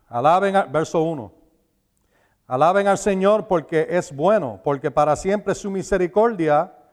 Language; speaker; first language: Spanish; early bilingual, heritage; Spanish